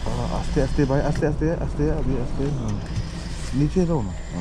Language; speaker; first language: Hindi; non-native, local second language; Khasi